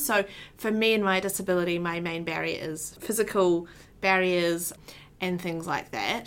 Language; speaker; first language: English; native; English